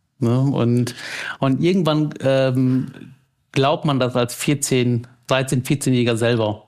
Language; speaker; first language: German; early bilingual, other home language; Tamil